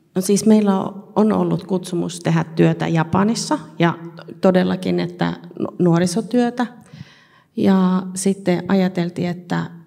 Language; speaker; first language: Finnish; native; Finnish